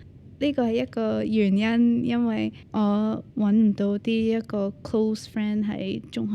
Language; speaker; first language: Cantonese; early bilingual, other home language; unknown